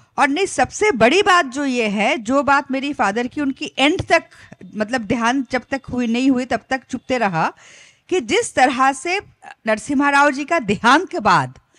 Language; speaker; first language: Hindi; non-native, local second language; Bangla